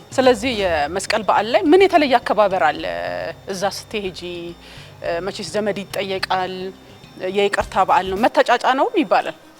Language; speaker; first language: Amharic; native; Amharic